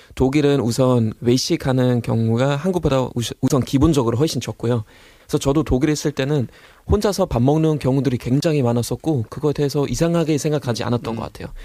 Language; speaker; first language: Korean; non-native, fluent; German